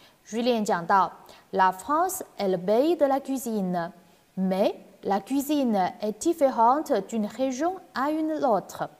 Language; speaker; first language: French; non-native, fluent; Chinese